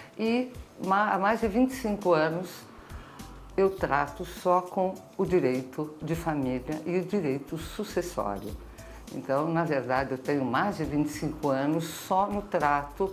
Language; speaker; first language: Portuguese; native; Portuguese